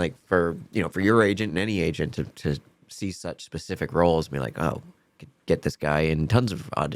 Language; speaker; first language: English; native; English